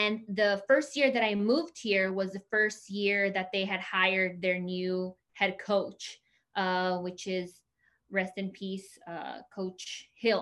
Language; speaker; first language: English; native; English